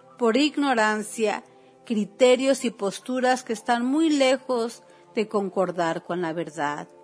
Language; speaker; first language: Spanish; native; Spanish